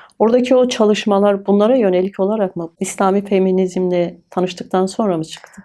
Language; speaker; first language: Turkish; native; Turkish